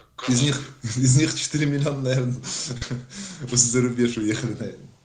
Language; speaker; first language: Russian; non-native, local second language; Tajik